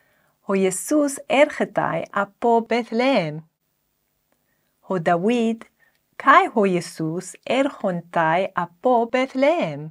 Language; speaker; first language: Greek; non-native, fluent; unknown